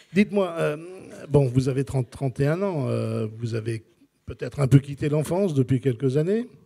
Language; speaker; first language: French; native; French